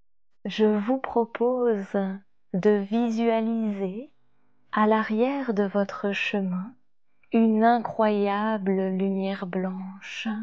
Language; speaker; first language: French; native; French